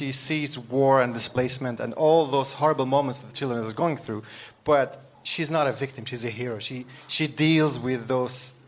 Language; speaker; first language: English; non-native, fluent; Arabic